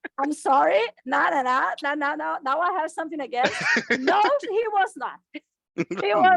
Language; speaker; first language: English; non-native, fluent; Portuguese